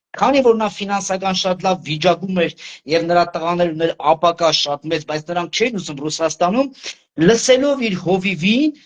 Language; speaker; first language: Armenian; native; Armenian